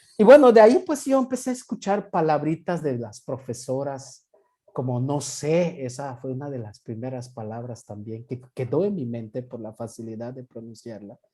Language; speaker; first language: Spanish; non-native, local second language; Yucateco